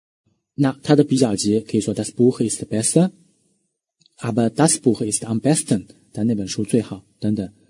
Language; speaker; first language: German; non-native, fluent; Chinese